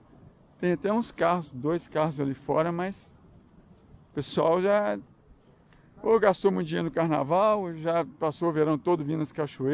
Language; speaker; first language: Portuguese; native; Portuguese